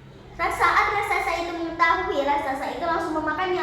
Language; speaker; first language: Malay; non-native, local second language; Javanese